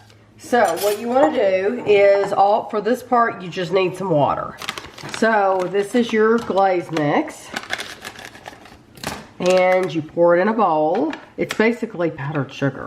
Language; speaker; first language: English; native; English